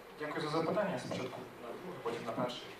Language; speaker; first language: Ukrainian; native; Ukrainian